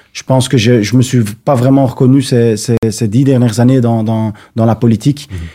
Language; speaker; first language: French; native; French